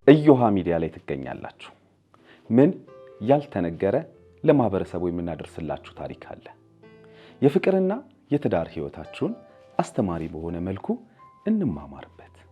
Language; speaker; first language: Amharic; native; Amharic